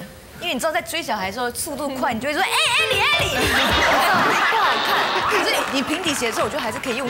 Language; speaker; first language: Chinese; native; Chinese